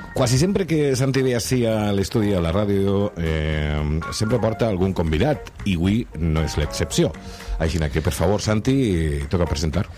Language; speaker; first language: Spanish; non-native, local second language; Catalan